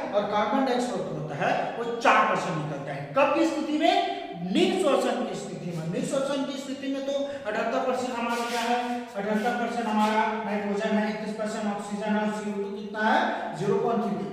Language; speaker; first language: Hindi; non-native, local second language; Chhattisgarhi